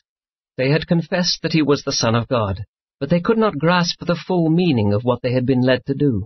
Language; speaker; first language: English; native; English